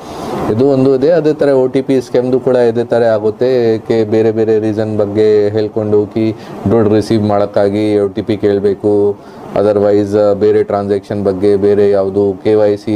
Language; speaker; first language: Kannada; non-native, local second language; Hindi